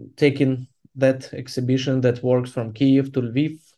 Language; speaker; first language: English; non-native, fluent; Ukrainian